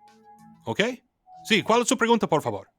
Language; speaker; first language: Spanish; non-native, fluent; English